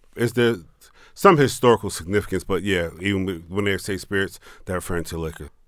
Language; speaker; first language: English; native; English